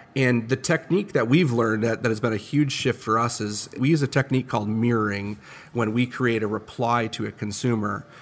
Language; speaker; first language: English; native; English